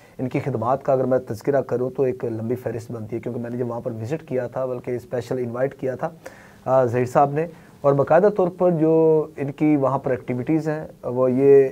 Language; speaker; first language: Urdu; native; Urdu